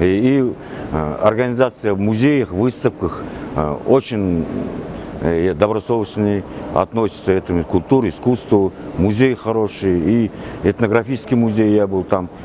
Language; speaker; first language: Russian; non-native, fluent; Kazakh